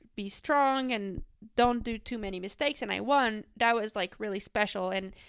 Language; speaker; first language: English; non-native, fluent; French